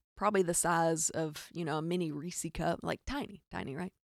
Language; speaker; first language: English; native; English